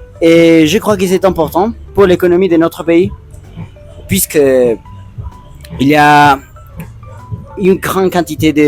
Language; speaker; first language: French; non-native, learner; Spanish